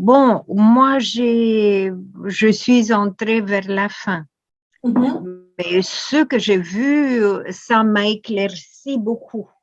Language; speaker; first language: French; non-native, fluent; Romanian